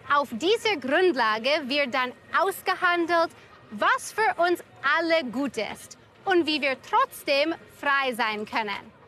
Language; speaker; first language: German; non-native, fluent; English